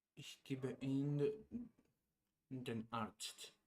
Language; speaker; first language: German; non-native, learner; English